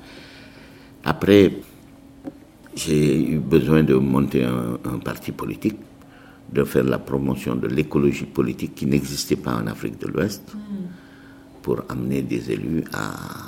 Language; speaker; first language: French; non-native, local second language; Arabic